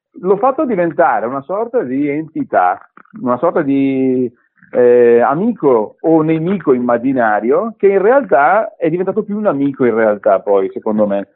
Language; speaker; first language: Italian; early bilingual, other home language; Arabic